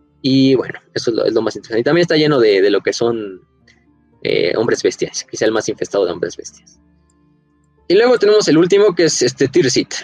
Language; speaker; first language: Spanish; native; Spanish